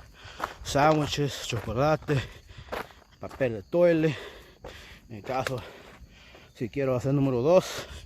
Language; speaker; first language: Spanish; early bilingual, heritage; Spanish